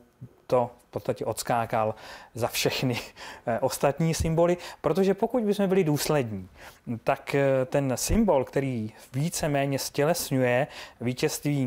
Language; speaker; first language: Czech; native; Czech